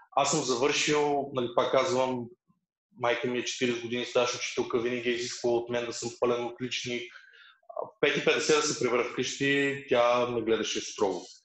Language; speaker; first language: Bulgarian; early bilingual, other home language; Russian